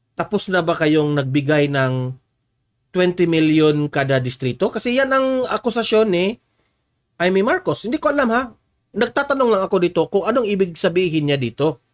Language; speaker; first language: Filipino; non-native, local second language; Cebuano